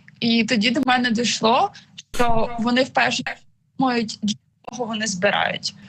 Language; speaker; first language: Ukrainian; native; Ukrainian